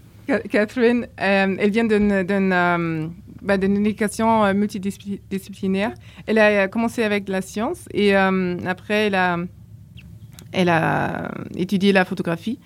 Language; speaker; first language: French; non-native, fluent; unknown